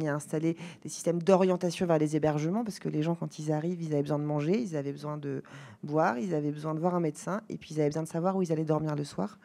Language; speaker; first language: French; native; French